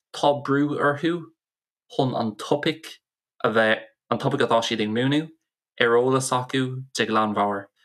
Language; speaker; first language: Irish; non-native, local second language; English